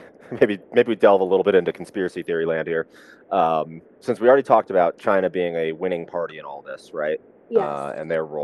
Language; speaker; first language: English; native; English